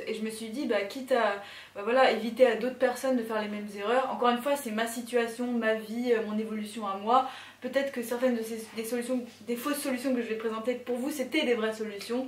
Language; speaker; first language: French; native; French